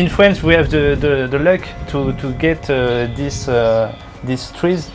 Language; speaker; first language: English; non-native, learner; French